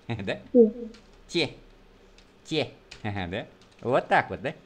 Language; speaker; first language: Vietnamese; native; Vietnamese